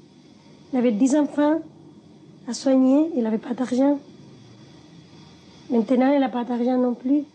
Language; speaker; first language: French; non-native, learner; Spanish